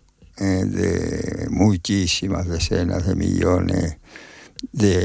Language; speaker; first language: Spanish; native; Spanish